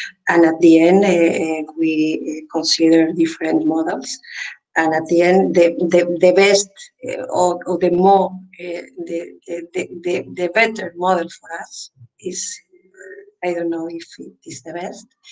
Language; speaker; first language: English; non-native, fluent; Spanish